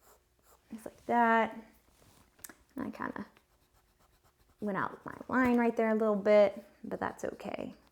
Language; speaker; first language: English; native; English